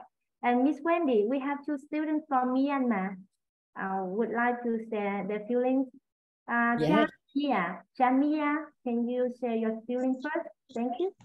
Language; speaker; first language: English; non-native, learner; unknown